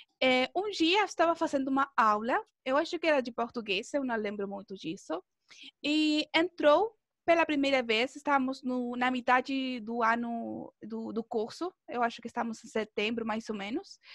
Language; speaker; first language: Portuguese; non-native, fluent; Spanish